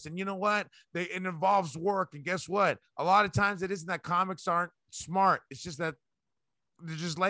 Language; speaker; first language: English; early bilingual, other home language; Spanish